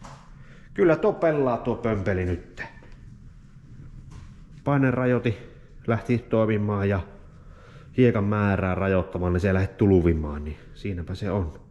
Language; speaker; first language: Finnish; native; Finnish